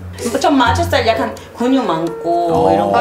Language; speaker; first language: Korean; non-native, fluent; Spanish